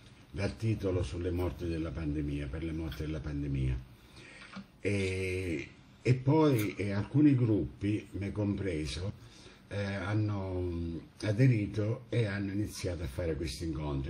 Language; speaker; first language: Italian; native; Italian